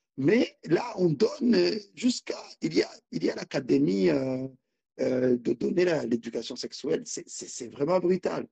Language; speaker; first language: French; non-native, local second language; Rundi